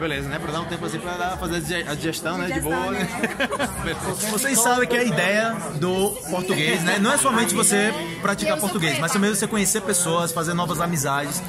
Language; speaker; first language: Portuguese; native; Portuguese